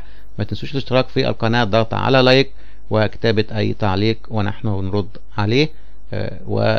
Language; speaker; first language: Arabic; native; Arabic